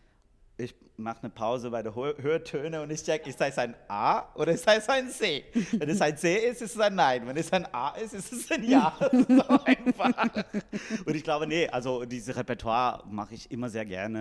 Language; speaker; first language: German; non-native, fluent; English